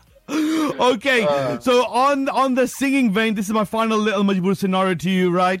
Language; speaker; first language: English; early bilingual, other home language; Hindi